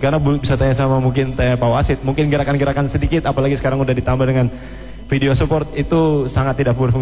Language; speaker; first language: Indonesian; native; Indonesian